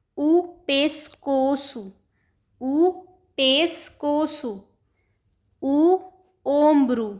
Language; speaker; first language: Portuguese; non-native, learner; Hindi